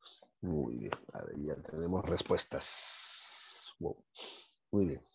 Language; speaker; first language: Spanish; native; Spanish